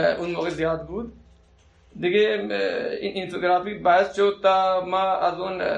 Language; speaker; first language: Persian; non-native, local second language; Baluchi